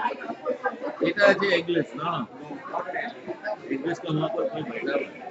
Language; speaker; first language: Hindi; non-native, local second language; Bangla